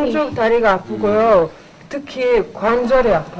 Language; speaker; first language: Korean; non-native, fluent; Mongolian